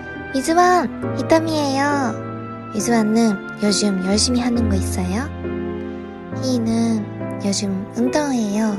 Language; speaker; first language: Korean; non-native, learner; Japanese